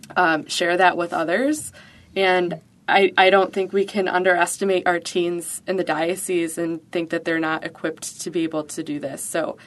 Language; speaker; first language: English; native; English